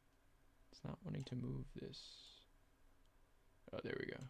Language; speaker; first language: English; native; English